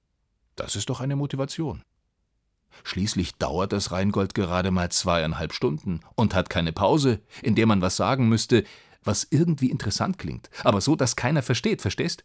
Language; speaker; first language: German; native; German